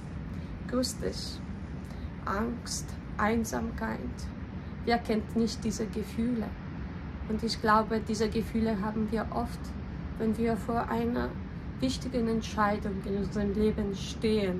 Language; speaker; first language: German; non-native, fluent; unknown